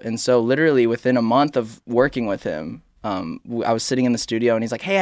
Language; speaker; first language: English; native; English